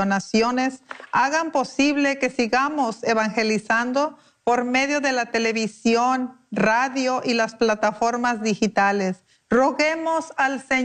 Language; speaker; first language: Spanish; native; Spanish